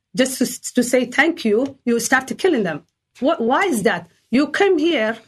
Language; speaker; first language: English; non-native, learner; Somali